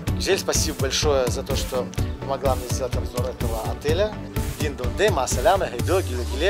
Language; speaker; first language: Russian; native; Russian